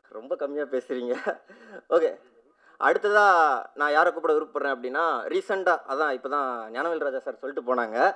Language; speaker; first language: Tamil; native; Tamil